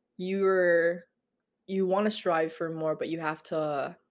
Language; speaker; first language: English; non-native, local second language; Filipino